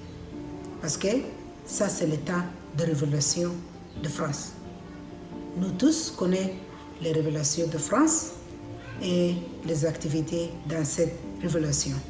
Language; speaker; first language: French; non-native, learner; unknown